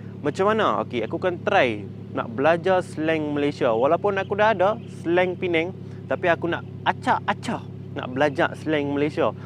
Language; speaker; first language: Malay; early bilingual, other home language; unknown